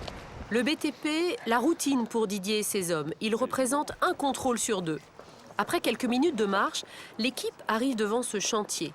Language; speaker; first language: French; native; French